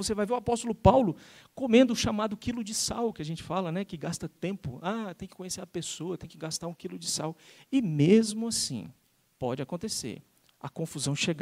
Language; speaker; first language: Portuguese; native; Portuguese